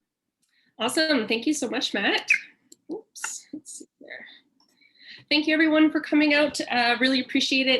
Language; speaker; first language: English; native; English